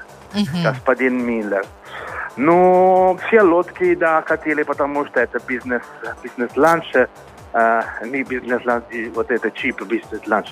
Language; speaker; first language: Russian; non-native, learner; Italian